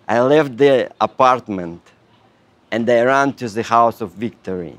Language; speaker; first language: English; non-native, learner; Russian